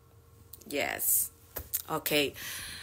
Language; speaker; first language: English; non-native, learner; Korean